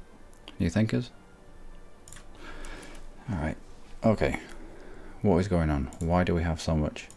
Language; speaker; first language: English; native; English